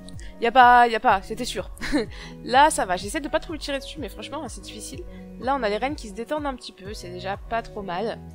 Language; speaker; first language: French; native; French